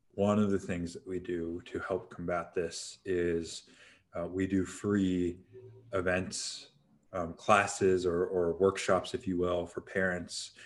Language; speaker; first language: English; native; English